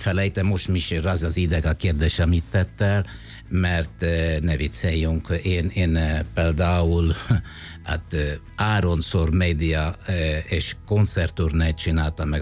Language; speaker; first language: Hungarian; non-native, fluent; Italian